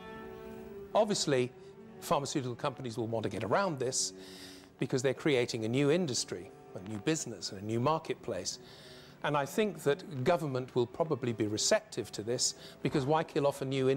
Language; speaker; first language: English; native; English